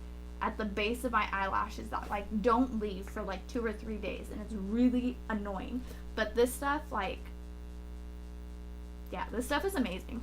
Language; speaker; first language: English; native; English